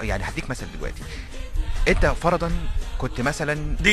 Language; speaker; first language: Arabic; native; Arabic